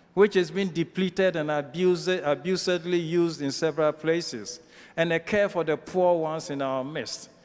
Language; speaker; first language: English; non-native, local second language; Akan